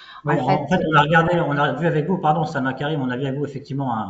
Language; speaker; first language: French; non-native, fluent; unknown